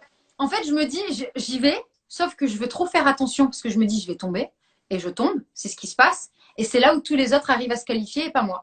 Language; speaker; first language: French; native; French